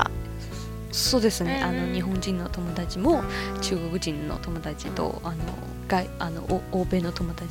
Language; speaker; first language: Japanese; non-native, fluent; Chinese